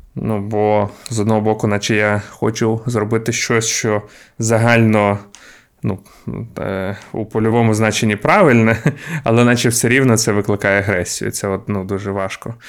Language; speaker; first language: Ukrainian; non-native, local second language; Russian